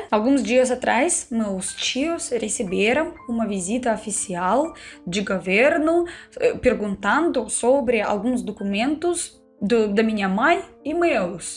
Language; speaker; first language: Portuguese; non-native, fluent; Russian